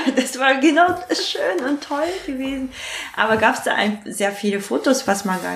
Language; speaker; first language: German; non-native, learner; Japanese